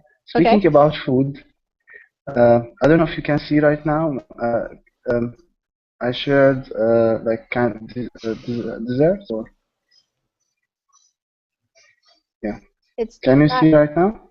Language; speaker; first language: English; non-native, learner; Arabic